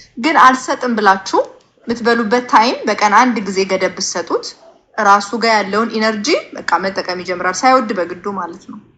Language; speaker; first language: Amharic; native; Amharic